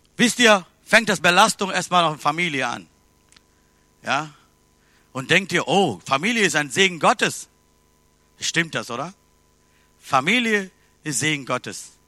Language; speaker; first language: German; non-native, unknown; Tamil